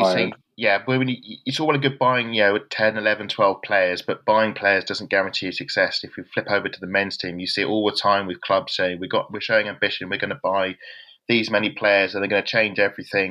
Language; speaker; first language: English; native; English